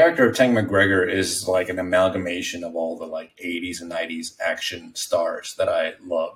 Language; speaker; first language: English; non-native, fluent; Spanish